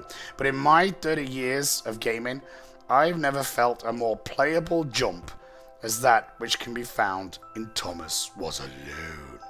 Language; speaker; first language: English; native; English